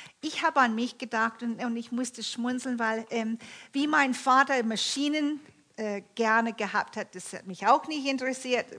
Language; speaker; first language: German; non-native, fluent; English